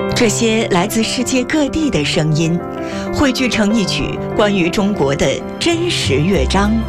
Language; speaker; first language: Chinese; native; Chinese